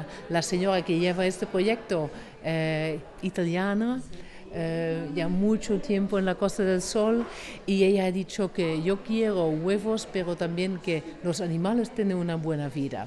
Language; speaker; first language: Spanish; non-native, fluent; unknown